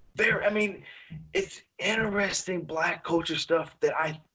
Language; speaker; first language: English; native; English